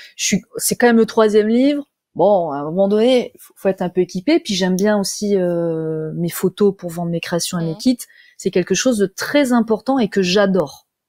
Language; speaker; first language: French; native; French